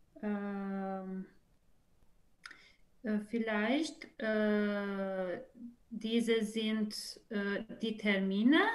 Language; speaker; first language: German; non-native, learner; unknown